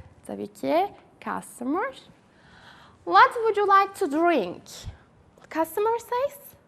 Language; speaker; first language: English; non-native, fluent; Turkish